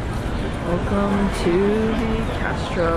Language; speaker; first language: English; native; English